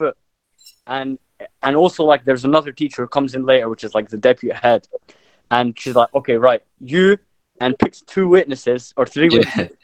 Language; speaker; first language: English; native; English